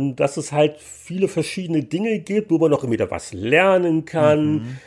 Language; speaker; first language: German; native; German